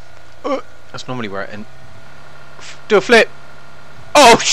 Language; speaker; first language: English; native; English